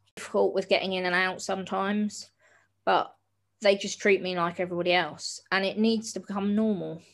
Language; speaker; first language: English; native; English